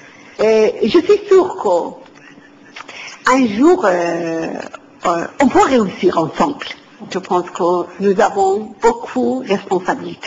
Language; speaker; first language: French; non-native, fluent; Persian